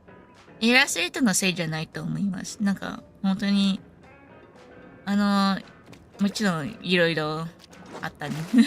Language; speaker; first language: Japanese; non-native, fluent; English